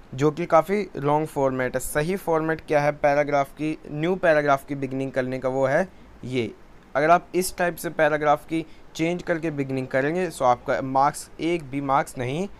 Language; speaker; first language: Hindi; native; Hindi